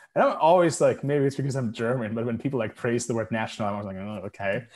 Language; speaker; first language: English; non-native, fluent; German